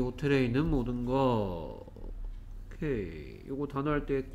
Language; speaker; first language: Korean; native; Korean